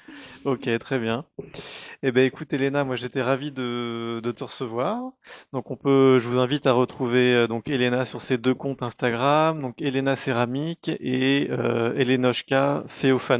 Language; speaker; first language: French; native; French